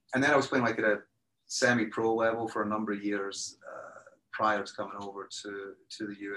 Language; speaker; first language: English; native; English